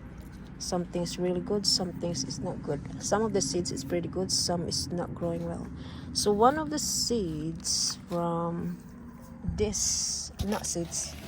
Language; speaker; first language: English; non-native, fluent; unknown